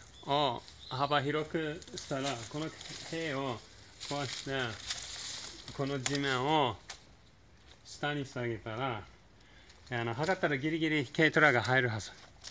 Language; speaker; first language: Japanese; non-native, fluent; English